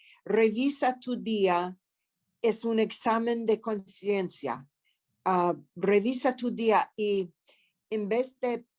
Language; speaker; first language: Spanish; non-native, fluent; English